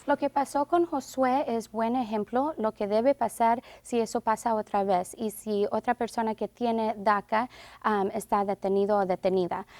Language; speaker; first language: Spanish; early bilingual, heritage; Spanish